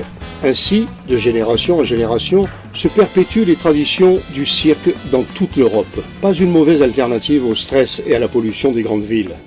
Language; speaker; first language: French; native; French